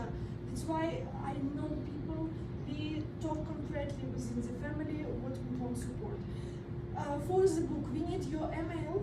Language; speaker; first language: English; non-native, learner; Russian